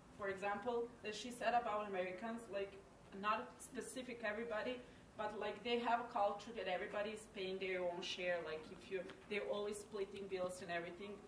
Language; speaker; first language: English; non-native, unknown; Serbian